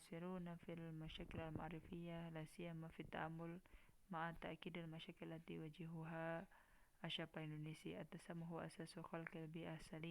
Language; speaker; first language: Arabic; non-native, fluent; Indonesian